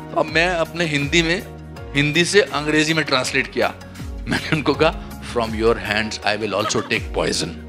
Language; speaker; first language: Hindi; native; Hindi